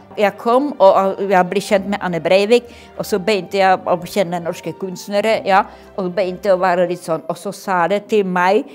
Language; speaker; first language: Norwegian; non-native, fluent; Czech